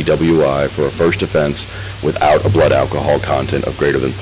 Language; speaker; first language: English; native; English